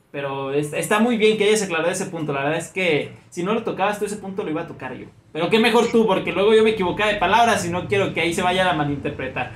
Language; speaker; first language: Spanish; native; Spanish